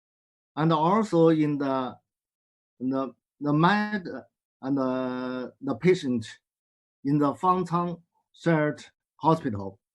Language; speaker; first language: English; non-native, learner; Chinese